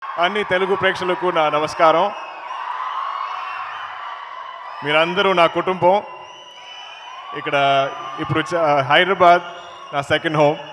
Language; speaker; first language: Telugu; non-native, learner; Malayalam